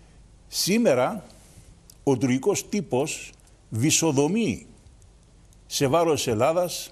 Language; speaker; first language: Greek; native; Greek